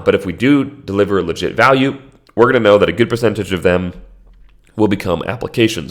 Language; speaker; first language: English; native; English